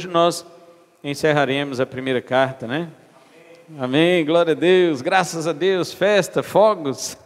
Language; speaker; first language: Portuguese; native; Portuguese